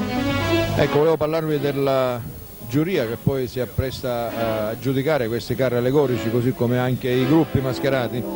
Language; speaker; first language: Italian; native; Italian